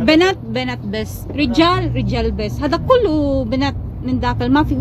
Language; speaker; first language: Arabic; non-native, learner; Filipino